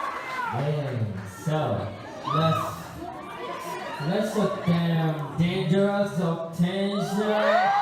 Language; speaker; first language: English; non-native, learner; Korean